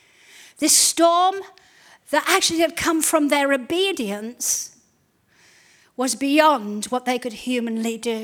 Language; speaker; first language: English; native; English